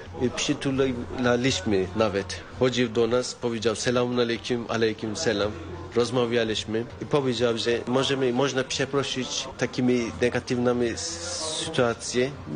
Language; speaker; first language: Polish; non-native, learner; Turkish